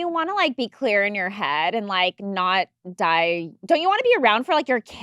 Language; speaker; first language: English; native; English